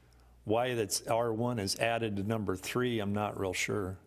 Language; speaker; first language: English; native; English